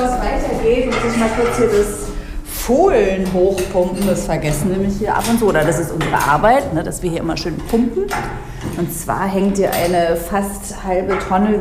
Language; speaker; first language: German; native; German